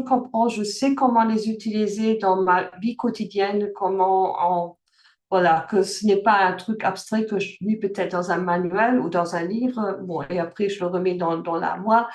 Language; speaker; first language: French; early bilingual, heritage; French